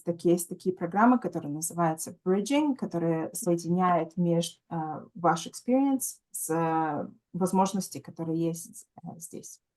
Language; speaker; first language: Russian; early bilingual, heritage; Russian